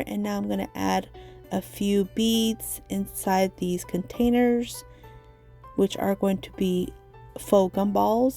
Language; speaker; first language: English; native; English